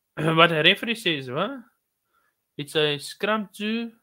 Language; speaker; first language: English; non-native, local second language; Afrikaans